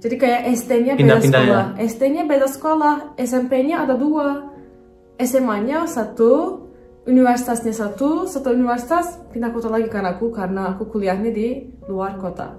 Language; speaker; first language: Indonesian; non-native, fluent; Turkish